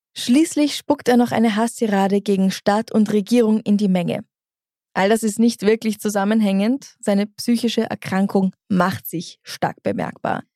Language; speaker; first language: German; native; German